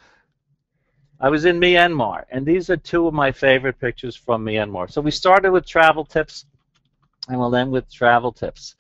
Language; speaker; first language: English; native; English